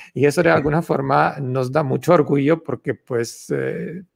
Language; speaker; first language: Spanish; non-native, fluent; Czech